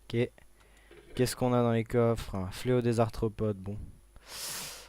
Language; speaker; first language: French; native; French